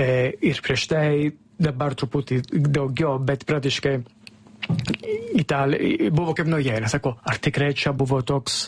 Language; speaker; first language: Lithuanian; non-native, learner; Italian